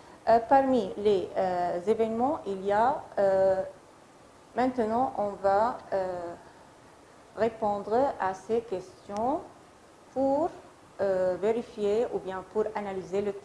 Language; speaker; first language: French; non-native, fluent; Arabic